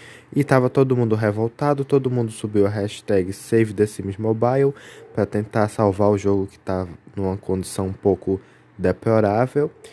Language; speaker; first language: Portuguese; native; Portuguese